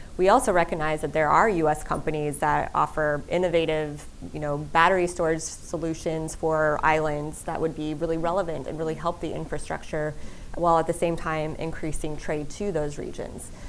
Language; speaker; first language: English; native; English